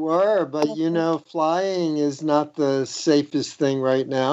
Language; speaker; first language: English; native; English